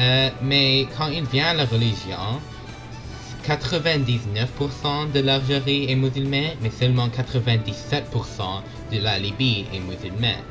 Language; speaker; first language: French; non-native, learner; English